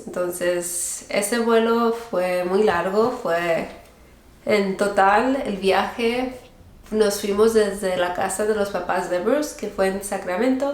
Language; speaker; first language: Spanish; early bilingual, heritage; Spanish